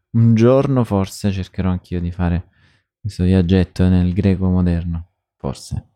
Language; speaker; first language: Italian; native; Italian